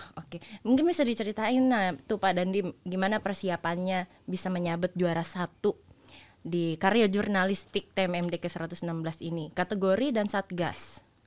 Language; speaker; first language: Indonesian; native; Indonesian